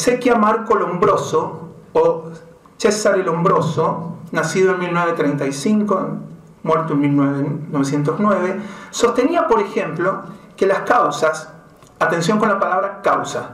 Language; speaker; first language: Spanish; native; Spanish